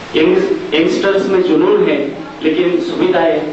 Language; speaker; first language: Hindi; non-native, local second language; Marathi